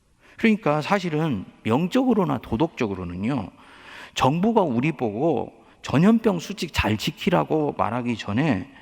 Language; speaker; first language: Korean; native; Korean